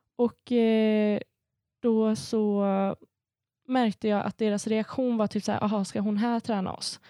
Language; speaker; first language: Swedish; native; Swedish